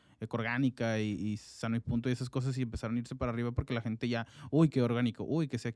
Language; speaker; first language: Spanish; native; Spanish